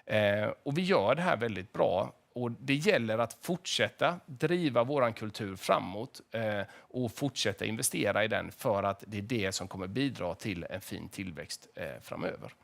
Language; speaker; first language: Swedish; native; Swedish